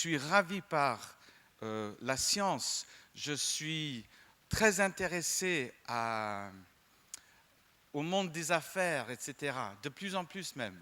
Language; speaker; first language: French; non-native, fluent; English